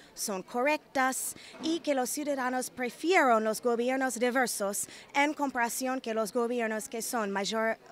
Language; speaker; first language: Spanish; non-native, fluent; English